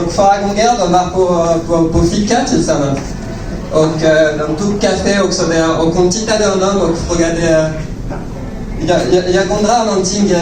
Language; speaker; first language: Swedish; non-native, learner; French